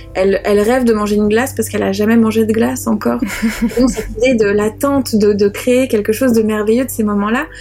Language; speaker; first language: French; native; French